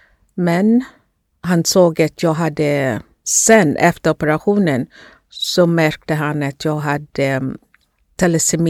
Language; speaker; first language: Swedish; non-native, fluent; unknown